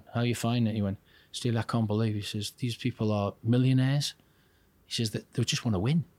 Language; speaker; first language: English; native; English